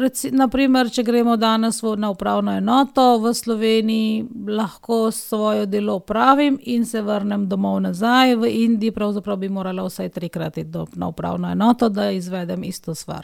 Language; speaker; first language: Slovenian; non-native, fluent; Hindi